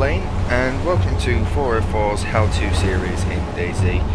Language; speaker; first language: English; native; English